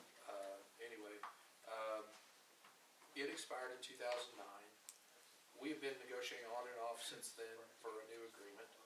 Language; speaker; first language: English; native; English